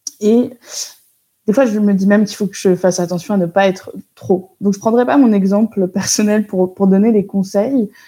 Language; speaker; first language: French; native; French